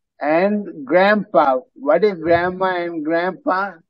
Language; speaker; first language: English; non-native, fluent; Tamil